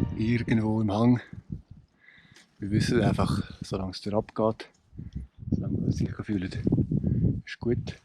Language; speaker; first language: German; native; German